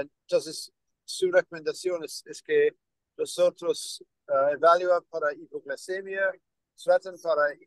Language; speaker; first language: Spanish; non-native, learner; English